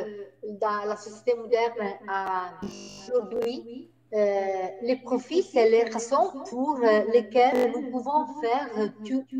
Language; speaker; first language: French; non-native, fluent; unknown